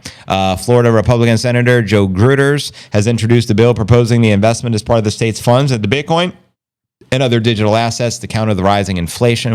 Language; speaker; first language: English; native; English